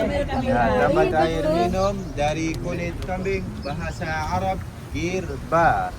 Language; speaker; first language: Indonesian; non-native, learner; Arabic